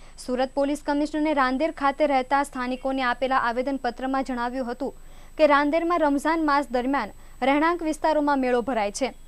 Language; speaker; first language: Gujarati; native; Gujarati